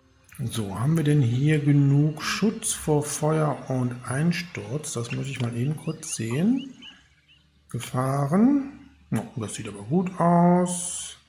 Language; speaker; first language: German; native; German